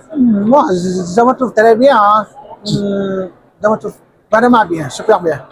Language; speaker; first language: French; non-native, local second language; Wolof